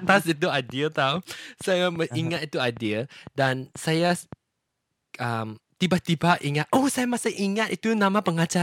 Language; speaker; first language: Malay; non-native, local second language; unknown